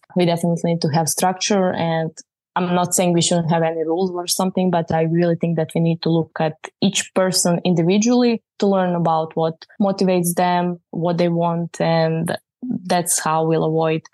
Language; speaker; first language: English; non-native, fluent; Croatian